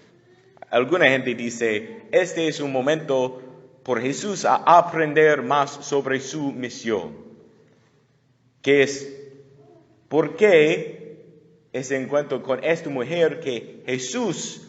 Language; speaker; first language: Spanish; non-native, learner; English